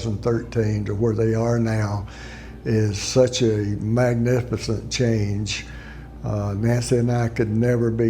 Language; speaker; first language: English; native; English